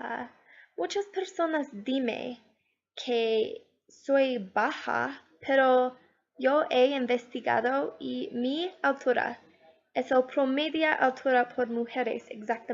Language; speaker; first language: Spanish; non-native, learner; English